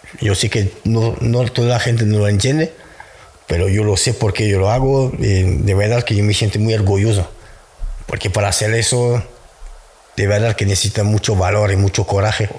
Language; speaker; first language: Spanish; non-native, fluent; French